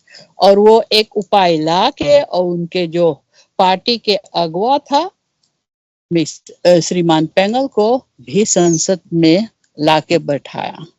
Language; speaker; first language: Hindi; early bilingual, heritage; Caribbean Hindustani